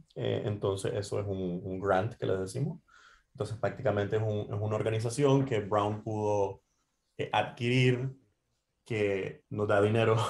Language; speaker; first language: Spanish; native; Spanish